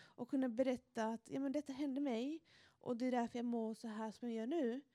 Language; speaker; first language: Swedish; non-native, fluent; Spanish